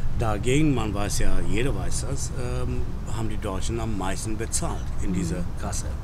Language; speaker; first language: German; non-native, fluent; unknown